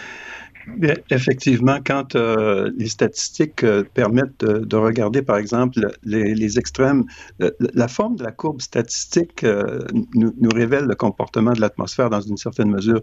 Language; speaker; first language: French; native; French